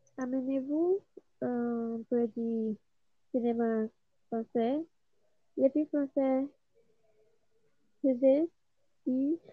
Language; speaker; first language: French; non-native, learner; Portuguese